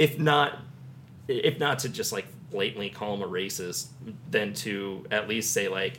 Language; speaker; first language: English; native; English